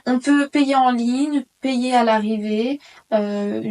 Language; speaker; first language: French; native; French